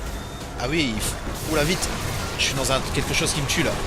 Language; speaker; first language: French; native; French